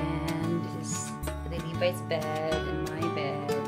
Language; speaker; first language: English; non-native, local second language; Filipino